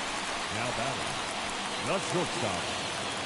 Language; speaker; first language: English; native; English